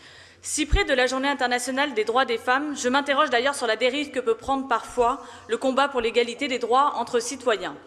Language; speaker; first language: French; native; French